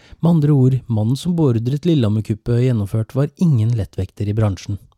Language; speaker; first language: Norwegian; native; Norwegian